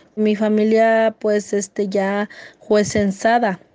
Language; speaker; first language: Spanish; native; Spanish